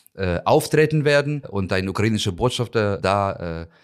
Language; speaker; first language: German; non-native, fluent; Ukrainian